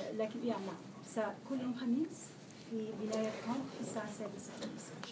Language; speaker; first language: Arabic; non-native, fluent; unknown